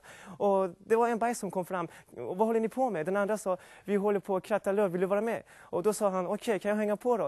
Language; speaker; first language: Swedish; non-native, fluent; Persian